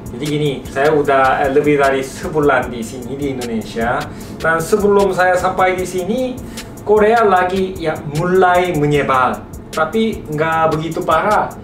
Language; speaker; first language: Indonesian; non-native, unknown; Korean